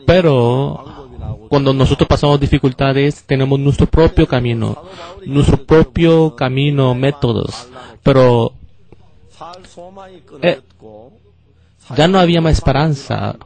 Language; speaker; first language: Spanish; non-native, fluent; Korean